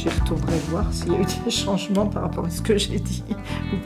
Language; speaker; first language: French; non-native, fluent; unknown